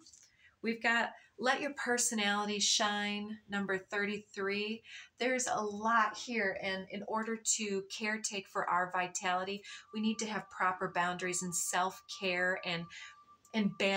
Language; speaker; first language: English; native; English